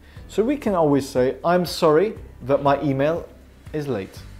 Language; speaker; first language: English; native; English